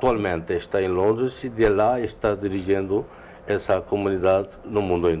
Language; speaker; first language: Portuguese; non-native, learner; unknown